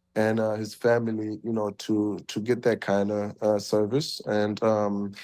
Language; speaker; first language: English; early bilingual, other home language; German